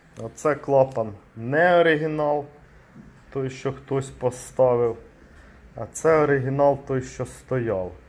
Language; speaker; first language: Ukrainian; non-native, local second language; Russian